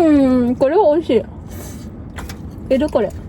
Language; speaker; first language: Japanese; non-native, fluent; Filipino